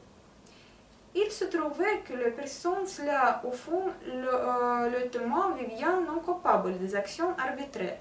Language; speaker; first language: French; non-native, learner; Russian